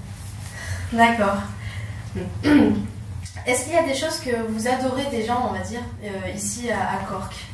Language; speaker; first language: French; native; French